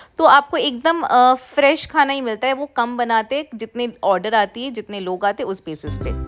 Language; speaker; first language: Hindi; non-native, local second language; Bangla